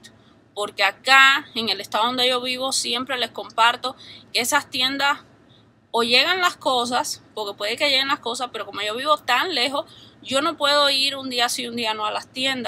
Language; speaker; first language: Spanish; native; Spanish